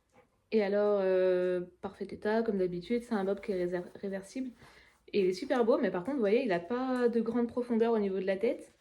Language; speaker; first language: French; native; French